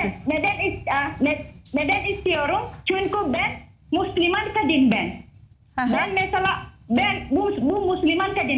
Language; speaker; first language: Turkish; non-native, learner; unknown